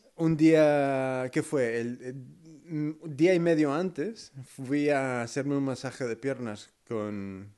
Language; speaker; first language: Spanish; early bilingual, heritage; Spanish